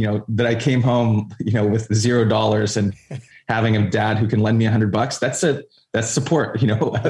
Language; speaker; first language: English; native; English